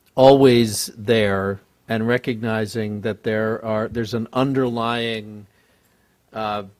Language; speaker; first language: English; native; English